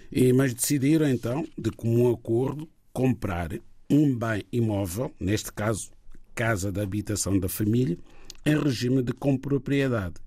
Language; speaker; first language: Portuguese; native; Portuguese